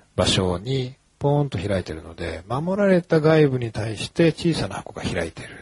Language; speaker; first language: Japanese; native; Japanese